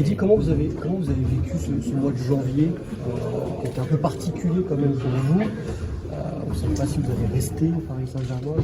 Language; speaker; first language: French; native; French